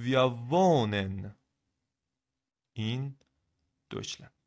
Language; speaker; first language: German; non-native, fluent; Persian